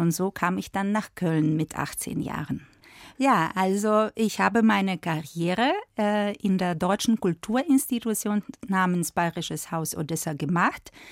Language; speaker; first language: German; non-native, fluent; Russian